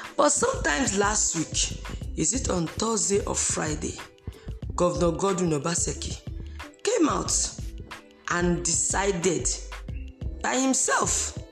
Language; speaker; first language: English; non-native, local second language; Esan